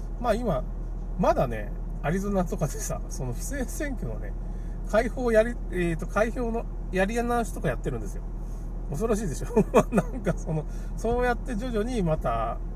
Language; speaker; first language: Japanese; native; Japanese